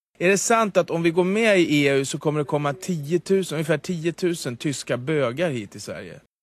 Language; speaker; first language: Swedish; non-native, fluent; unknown